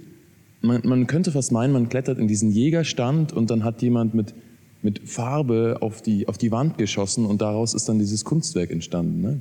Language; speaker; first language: German; native; German